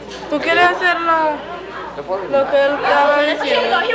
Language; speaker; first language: Spanish; early bilingual, other home language; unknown